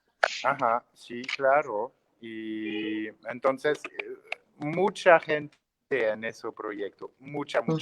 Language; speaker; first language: Spanish; non-native, learner; French